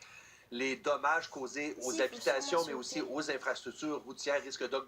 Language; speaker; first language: French; native; French